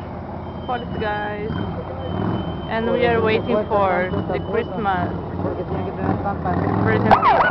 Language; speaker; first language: English; non-native, learner; Portuguese